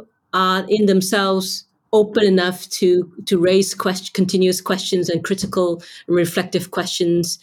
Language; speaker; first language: English; non-native, local second language; Cantonese